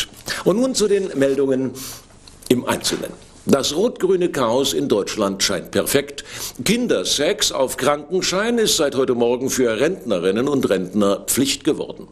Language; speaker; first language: German; native; German